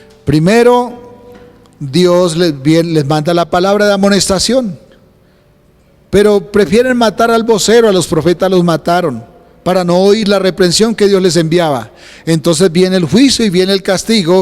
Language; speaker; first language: Spanish; native; Spanish